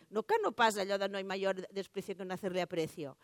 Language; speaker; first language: Spanish; non-native, local second language; Catalan